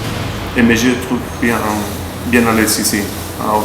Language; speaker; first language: French; non-native, learner; Spanish